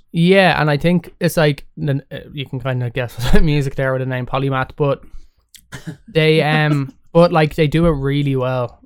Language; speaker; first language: English; native; English